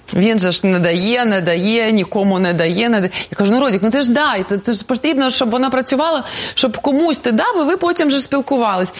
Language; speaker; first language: Ukrainian; non-native, local second language; Russian